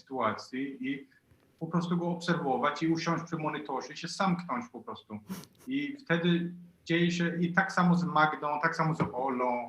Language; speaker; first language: Polish; non-native, fluent; Swedish